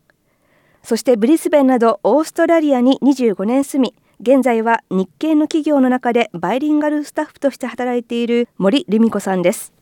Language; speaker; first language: Japanese; native; Japanese